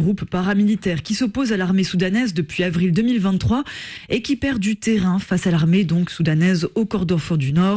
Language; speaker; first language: French; native; French